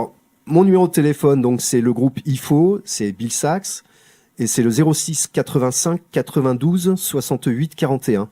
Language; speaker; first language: French; native; French